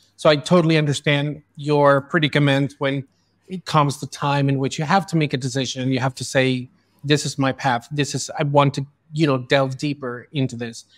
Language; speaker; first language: English; early bilingual, other home language; Spanish